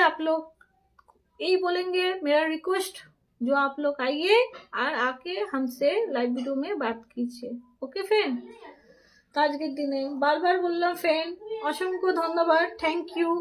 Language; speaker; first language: Hindi; non-native, local second language; Bangla